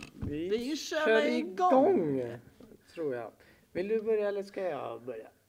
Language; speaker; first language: Swedish; native; Swedish